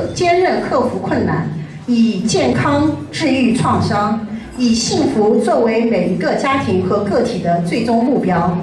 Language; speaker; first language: Chinese; native; Chinese